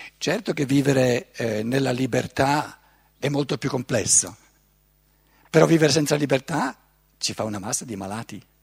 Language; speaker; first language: Italian; native; Italian